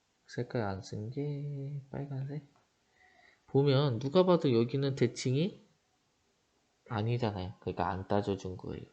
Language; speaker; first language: Korean; native; Korean